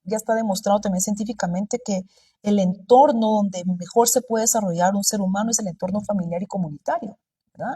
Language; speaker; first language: Spanish; native; Spanish